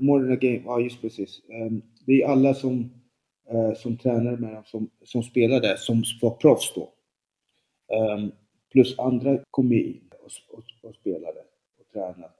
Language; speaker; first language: Swedish; early bilingual, other home language; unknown